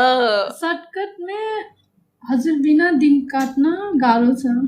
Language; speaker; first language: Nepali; non-native, learner; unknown